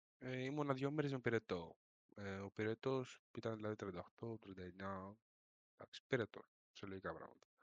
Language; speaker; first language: Greek; native; Greek